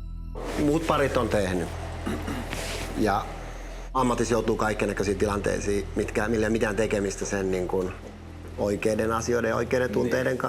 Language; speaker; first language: Finnish; native; Finnish